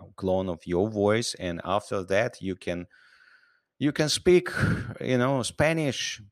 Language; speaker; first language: English; non-native, fluent; Russian